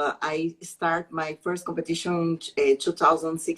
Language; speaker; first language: English; non-native, learner; Portuguese